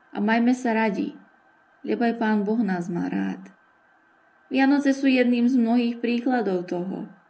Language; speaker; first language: Slovak; early bilingual, heritage; Slovak